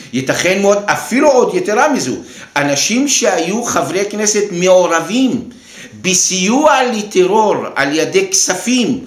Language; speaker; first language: Hebrew; non-native, local second language; Arabic